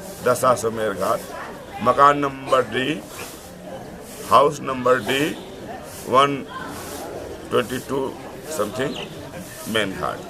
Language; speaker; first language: English; non-native, learner; Hindi